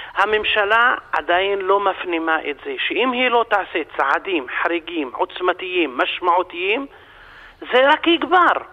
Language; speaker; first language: Hebrew; non-native, local second language; Arabic